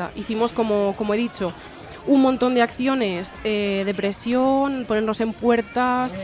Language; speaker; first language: Spanish; native; Spanish